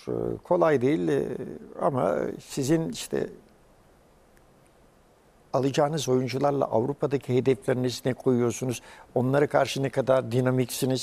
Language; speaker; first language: Turkish; native; Turkish